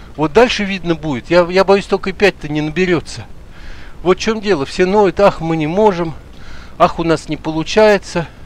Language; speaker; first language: Russian; native; Russian